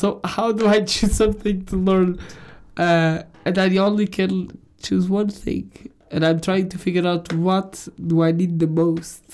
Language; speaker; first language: English; non-native, fluent; Portuguese